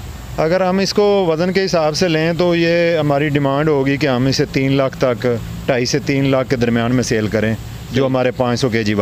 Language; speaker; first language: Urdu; non-native, local second language; Punjabi